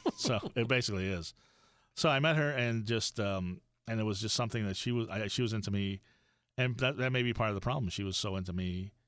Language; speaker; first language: English; native; English